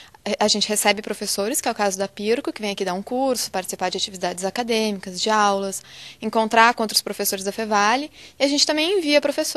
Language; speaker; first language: Portuguese; native; Portuguese